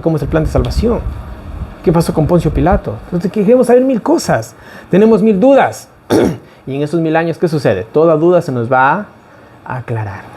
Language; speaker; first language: Spanish; native; Spanish